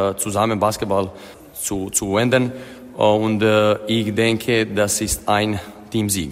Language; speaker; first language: German; non-native, fluent; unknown